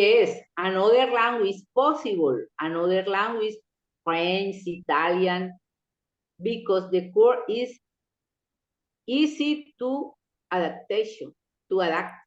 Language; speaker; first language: English; non-native, local second language; Spanish